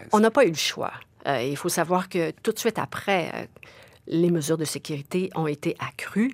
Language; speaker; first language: French; native; French